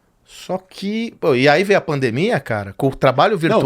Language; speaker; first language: Portuguese; native; Portuguese